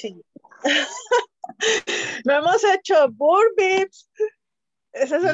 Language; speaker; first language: Spanish; native; Spanish